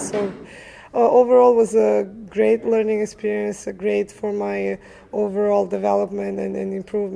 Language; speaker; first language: English; early bilingual, other home language; Serbian